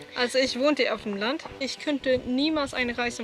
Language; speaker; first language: German; non-native, fluent; Swedish